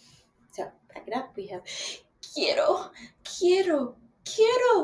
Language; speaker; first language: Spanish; non-native, fluent; English